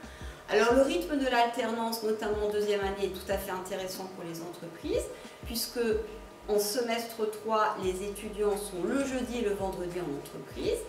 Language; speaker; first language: French; native; French